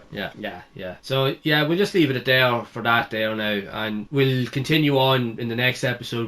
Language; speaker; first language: English; native; English